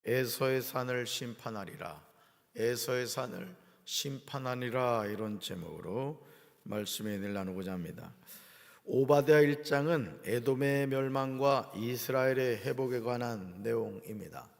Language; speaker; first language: Korean; native; Korean